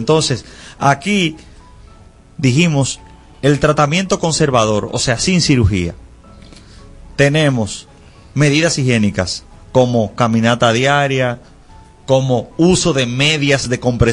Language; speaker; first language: Spanish; native; Spanish